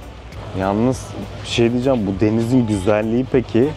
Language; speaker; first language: Turkish; native; Turkish